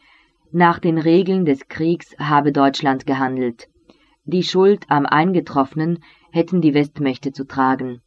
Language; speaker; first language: German; native; German